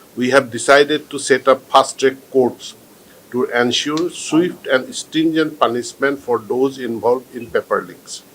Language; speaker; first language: English; non-native, local second language; Assamese